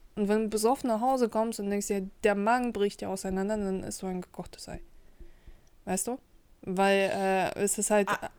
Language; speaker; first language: German; early bilingual, other home language; Russian